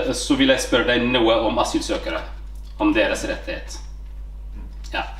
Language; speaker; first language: Norwegian; non-native, fluent; Amharic